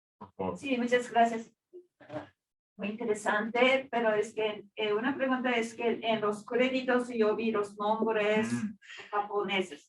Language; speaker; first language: Spanish; non-native, fluent; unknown